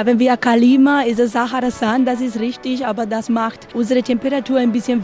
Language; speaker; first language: German; non-native, learner; Spanish